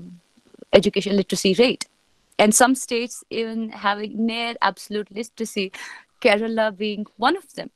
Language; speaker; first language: English; non-native, local second language; Kashmiri